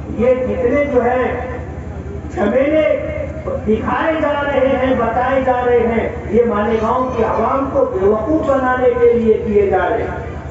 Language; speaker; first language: Urdu; native; Urdu